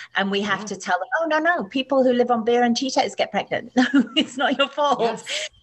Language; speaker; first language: English; native; English